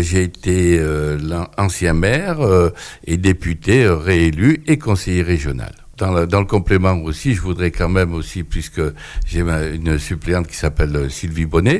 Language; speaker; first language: French; native; French